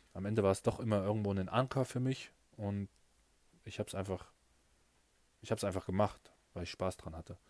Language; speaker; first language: German; native; German